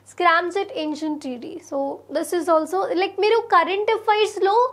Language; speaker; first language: English; non-native, local second language; Telugu